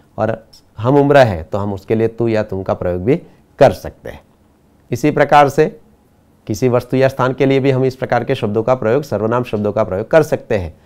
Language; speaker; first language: Hindi; non-native, local second language; Gujarati